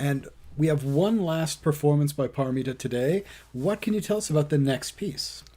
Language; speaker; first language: English; native; English